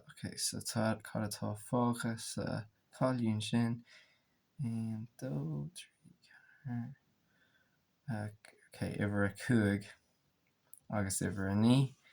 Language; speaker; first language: Irish; non-native, local second language; English